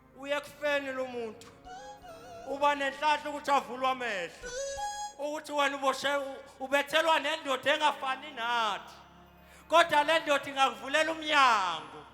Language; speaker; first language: Zulu; native; Zulu